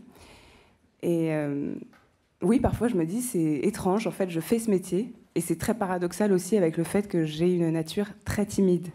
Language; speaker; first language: French; native; French